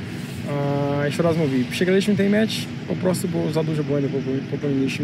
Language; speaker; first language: Polish; non-native, learner; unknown